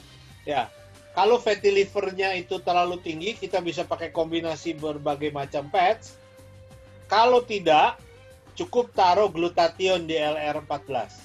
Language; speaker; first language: Indonesian; native; Indonesian